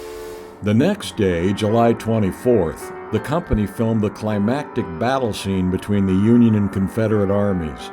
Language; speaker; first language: English; native; English